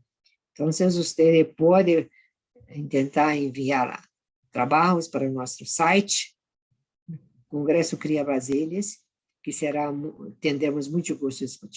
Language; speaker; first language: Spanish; non-native, fluent; Portuguese